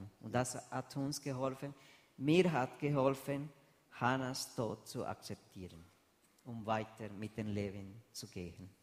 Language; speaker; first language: German; non-native, fluent; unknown